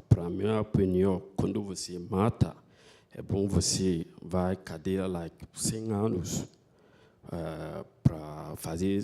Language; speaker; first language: Portuguese; non-native, learner; English